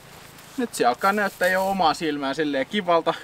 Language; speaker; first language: Finnish; native; Finnish